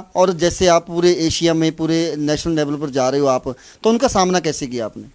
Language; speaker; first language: Hindi; non-native, local second language; Punjabi